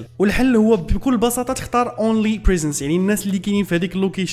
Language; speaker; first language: Arabic; native; Arabic